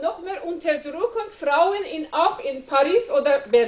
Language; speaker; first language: German; non-native, learner; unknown